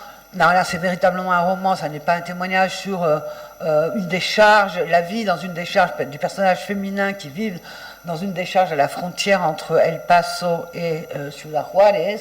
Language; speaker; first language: French; native; French